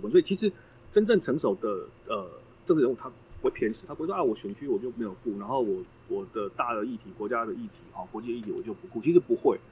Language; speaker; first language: Chinese; native; Chinese